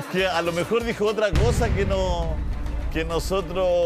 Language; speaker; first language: Spanish; native; Spanish